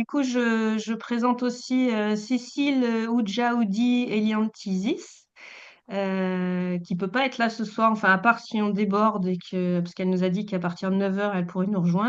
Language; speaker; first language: French; native; French